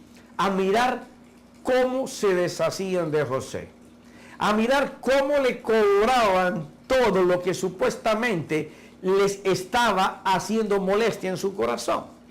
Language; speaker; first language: Spanish; native; Spanish